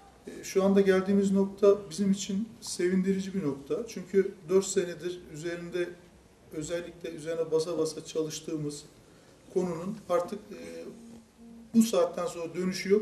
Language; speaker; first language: Turkish; native; Turkish